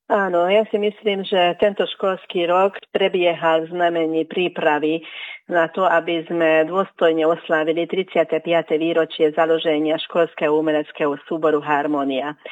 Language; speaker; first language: Slovak; early bilingual, heritage; Slovak